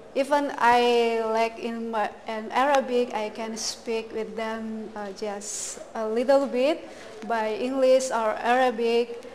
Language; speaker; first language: English; non-native, learner; Indonesian